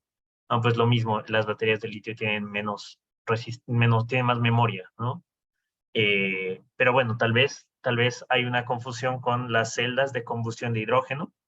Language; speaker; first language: Spanish; native; Spanish